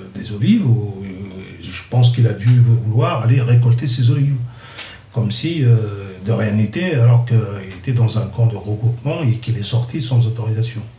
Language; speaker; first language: French; non-native, local second language; Kabyle